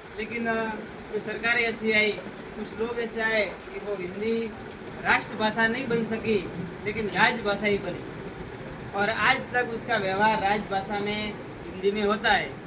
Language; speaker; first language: Hindi; non-native, local second language; Gujarati